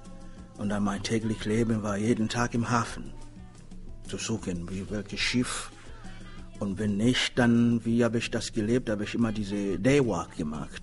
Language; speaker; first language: German; non-native, learner; Swahili